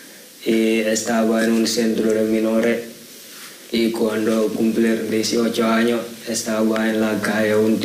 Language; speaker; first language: Spanish; non-native, learner; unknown